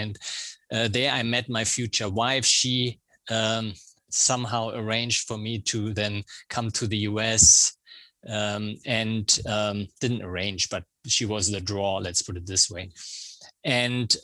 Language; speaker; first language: English; non-native, fluent; German